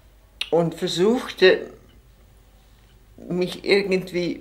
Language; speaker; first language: German; non-native, fluent; Czech